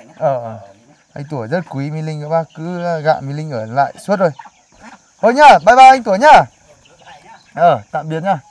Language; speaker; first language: Vietnamese; non-native, local second language; Hmong